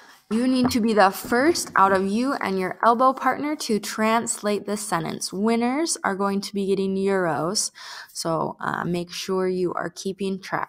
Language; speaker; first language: English; native; English